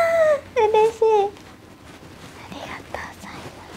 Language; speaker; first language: Japanese; native; Japanese